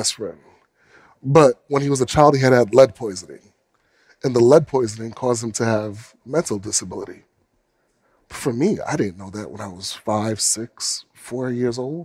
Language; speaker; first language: English; native; English